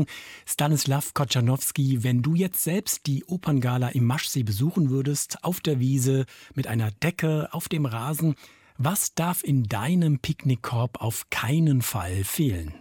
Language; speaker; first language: German; native; German